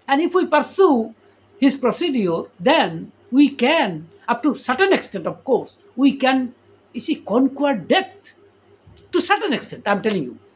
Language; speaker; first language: English; non-native, local second language; Bangla